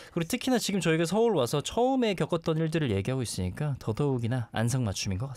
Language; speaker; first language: Korean; native; Korean